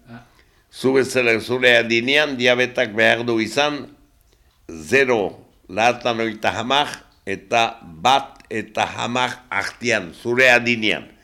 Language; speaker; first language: Basque; native; Basque